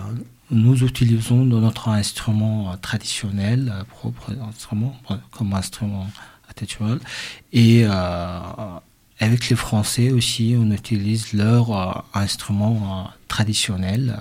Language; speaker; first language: French; non-native, learner; Mongolian